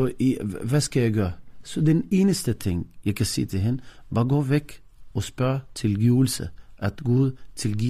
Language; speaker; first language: Danish; non-native, fluent; Arabic